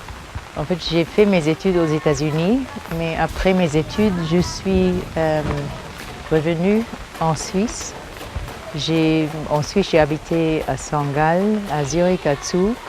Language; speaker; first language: French; early bilingual, heritage; English